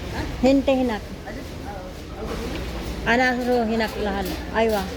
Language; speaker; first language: Arabic; non-native, learner; Filipino